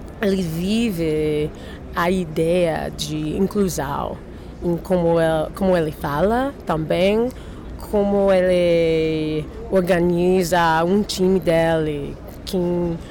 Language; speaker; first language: Portuguese; non-native, learner; English